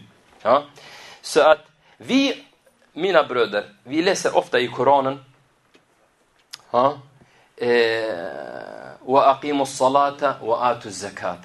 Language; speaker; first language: Swedish; non-native, fluent; Arabic